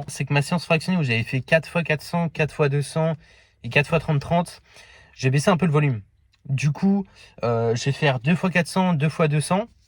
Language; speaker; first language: French; native; French